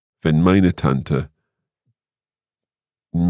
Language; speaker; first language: German; non-native, learner; English